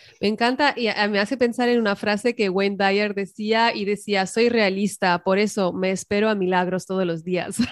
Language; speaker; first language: Spanish; native; Spanish